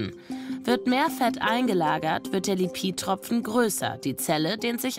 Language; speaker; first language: German; native; German